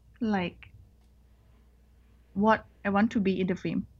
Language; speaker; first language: English; non-native, learner; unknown